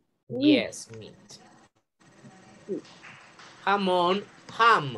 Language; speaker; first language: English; non-native, learner; Spanish